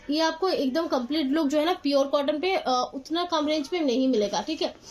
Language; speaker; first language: Hindi; non-native, local second language; Bangla